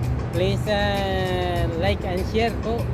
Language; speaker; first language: English; non-native, local second language; Filipino